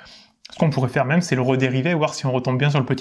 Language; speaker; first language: French; native; French